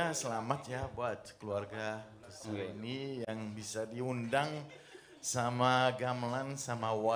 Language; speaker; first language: Indonesian; non-native, fluent; French